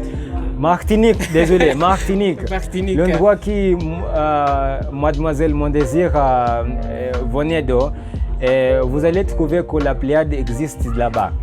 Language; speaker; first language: French; non-native, learner; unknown